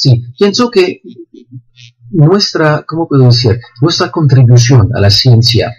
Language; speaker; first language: Spanish; non-native, fluent; French